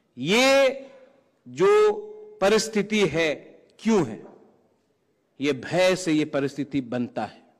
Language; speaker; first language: Hindi; non-native, local second language; Kok Borok